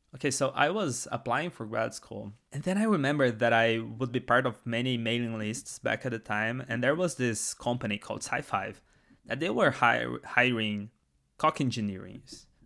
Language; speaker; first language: English; non-native, fluent; Portuguese